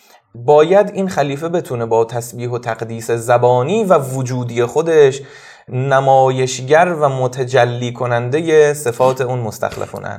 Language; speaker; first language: Persian; native; Persian